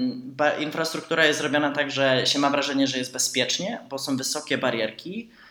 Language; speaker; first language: Polish; early bilingual, heritage; Polish